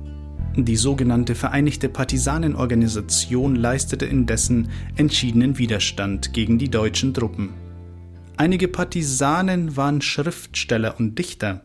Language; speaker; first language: German; native; German